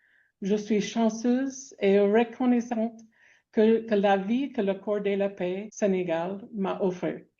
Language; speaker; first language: French; non-native, fluent; English